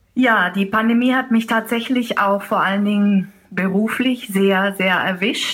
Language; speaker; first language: German; native; German